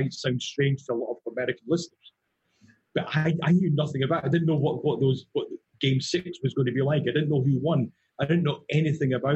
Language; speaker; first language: English; native; English